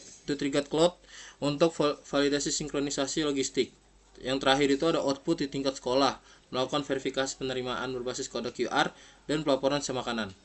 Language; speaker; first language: Indonesian; native; Indonesian